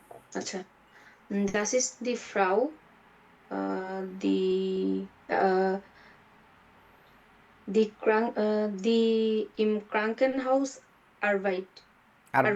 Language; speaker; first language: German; non-native, learner; Bangla